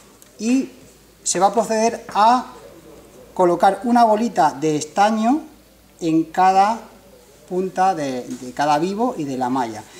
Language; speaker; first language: Spanish; native; Spanish